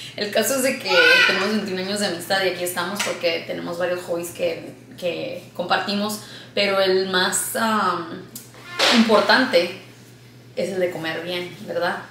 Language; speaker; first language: Spanish; early bilingual, heritage; Spanish